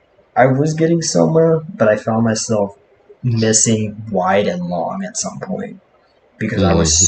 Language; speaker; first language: English; native; English